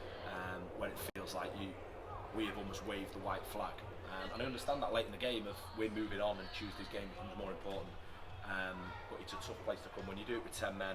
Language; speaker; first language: English; native; English